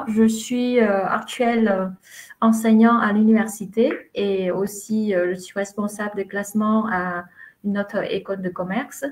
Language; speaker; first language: French; non-native, fluent; Vietnamese